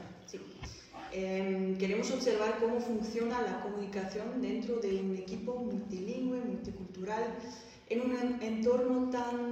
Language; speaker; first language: Spanish; non-native, fluent; Dutch